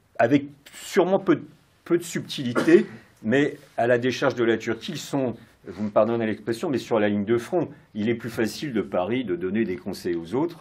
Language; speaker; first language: French; native; French